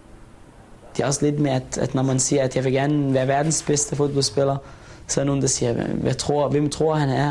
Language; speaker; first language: Danish; non-native, fluent; Arabic